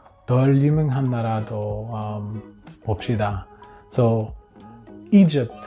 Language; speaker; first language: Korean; non-native, learner; English